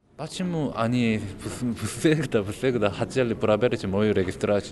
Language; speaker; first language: Russian; non-native, learner; Korean